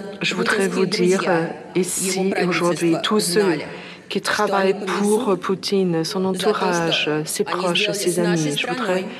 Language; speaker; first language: French; non-native, learner; Russian